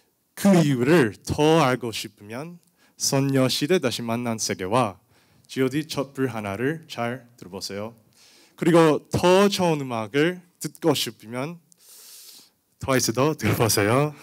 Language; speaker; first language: Korean; non-native, learner; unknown